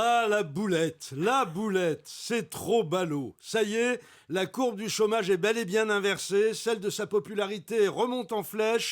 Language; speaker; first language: French; native; French